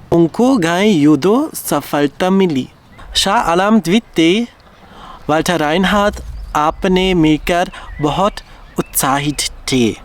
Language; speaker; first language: Hindi; non-native, learner; German